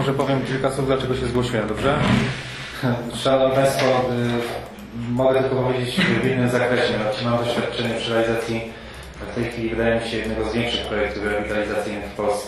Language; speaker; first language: Polish; native; Polish